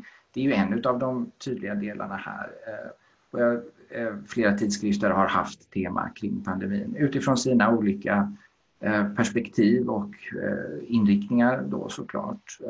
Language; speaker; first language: Swedish; native; Swedish